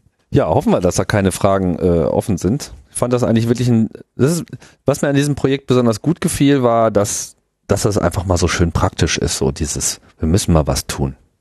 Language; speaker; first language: German; native; German